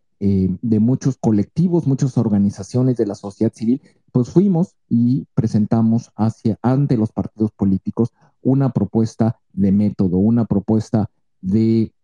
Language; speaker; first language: Spanish; native; Spanish